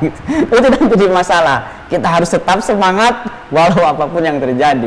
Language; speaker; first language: Indonesian; native; Indonesian